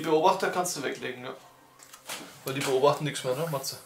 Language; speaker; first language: German; native; German